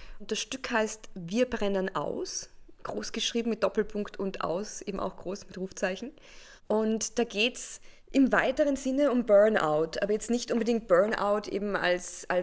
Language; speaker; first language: German; native; German